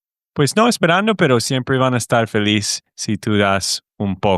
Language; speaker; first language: Spanish; non-native, fluent; English